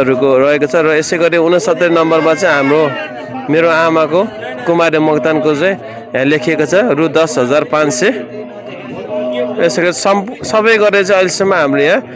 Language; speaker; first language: Nepali; non-native, local second language; Eastern Tamang